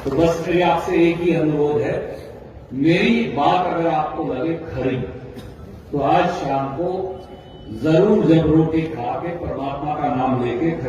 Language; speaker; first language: Hindi; native; Hindi